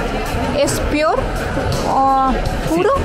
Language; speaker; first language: Spanish; non-native, learner; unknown